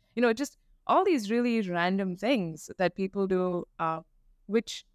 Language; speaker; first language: English; non-native, local second language; Tamil